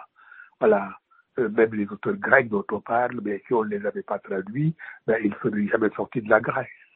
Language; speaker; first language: French; non-native, local second language; Wolof